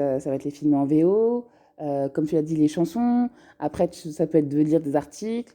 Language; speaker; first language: French; native; French